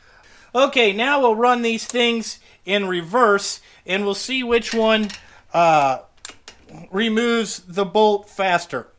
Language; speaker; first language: English; native; English